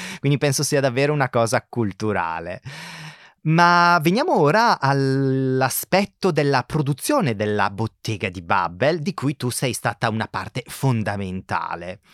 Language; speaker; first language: Italian; native; Italian